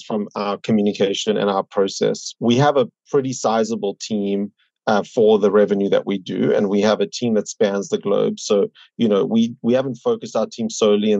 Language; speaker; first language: English; native; English